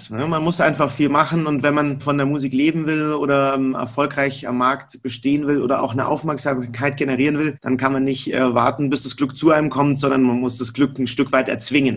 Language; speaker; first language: German; native; German